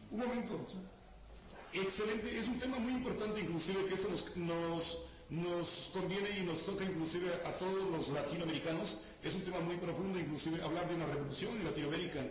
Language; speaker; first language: Spanish; native; Spanish